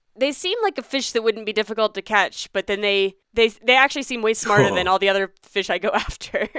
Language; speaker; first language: English; native; English